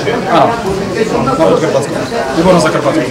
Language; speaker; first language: Czech; non-native, learner; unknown